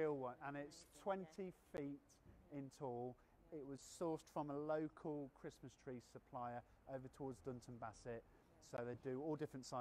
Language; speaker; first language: English; native; English